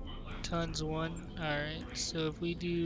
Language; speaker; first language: English; native; English